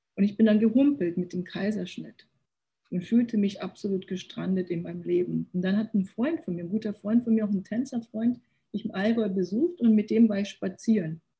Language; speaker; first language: German; early bilingual, other home language; Korean